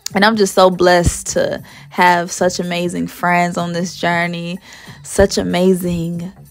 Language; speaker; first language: English; native; English